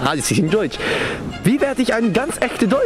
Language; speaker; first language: German; non-native, learner; Dutch